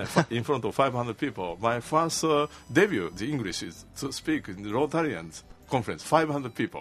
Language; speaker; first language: English; non-native, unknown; Japanese